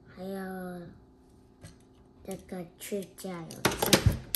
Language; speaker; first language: Chinese; early bilingual, heritage; Chinese